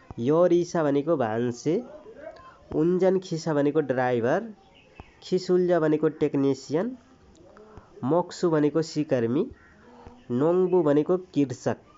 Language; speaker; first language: Nepali; native; Nepali